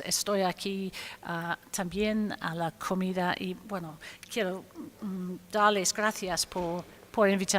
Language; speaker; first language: Spanish; non-native, fluent; English